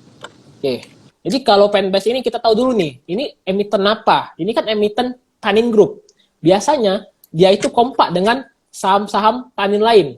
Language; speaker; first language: Indonesian; native; Indonesian